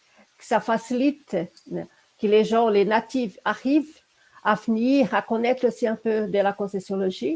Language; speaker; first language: French; non-native, fluent; Portuguese